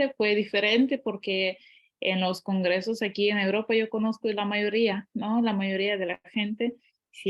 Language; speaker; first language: Spanish; non-native, fluent; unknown